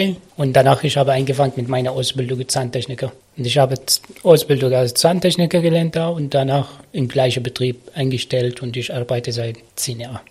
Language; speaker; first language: German; non-native, learner; Arabic